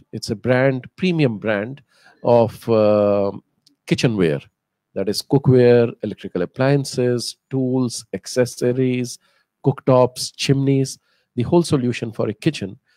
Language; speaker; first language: English; non-native, local second language; Hindi